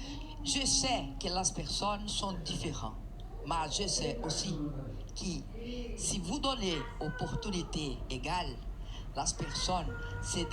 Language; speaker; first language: French; non-native, learner; Portuguese